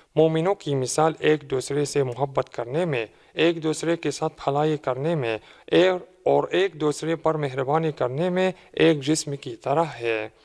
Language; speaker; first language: Urdu; non-native, fluent; Arabic